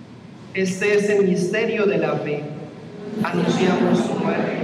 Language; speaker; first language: Spanish; native; Spanish